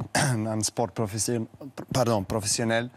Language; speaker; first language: French; non-native, learner; Serbian